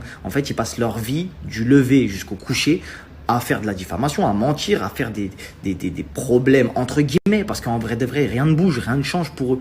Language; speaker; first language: French; native; French